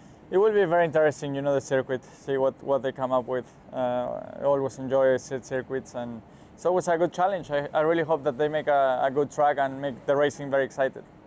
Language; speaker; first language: English; non-native, fluent; Spanish